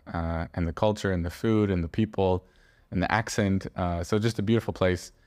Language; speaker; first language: English; native; English